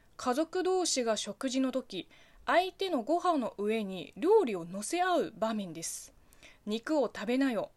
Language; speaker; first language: Japanese; non-native, fluent; Chinese